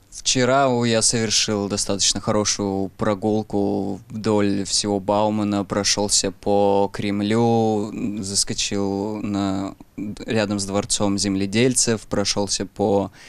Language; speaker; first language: Russian; native; Russian